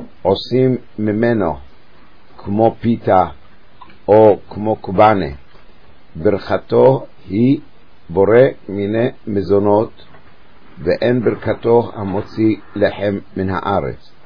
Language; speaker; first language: Hebrew; native; Hebrew